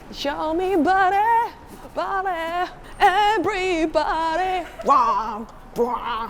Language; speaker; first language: English; non-native, learner; Korean